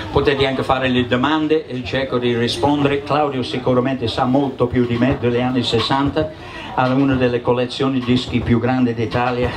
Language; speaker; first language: Italian; non-native, fluent; English